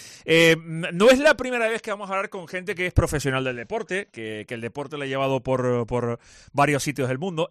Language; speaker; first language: Spanish; native; Spanish